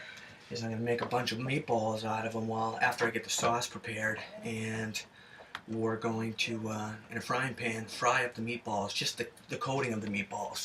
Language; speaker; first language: English; native; English